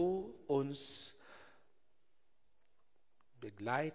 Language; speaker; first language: German; non-native, learner; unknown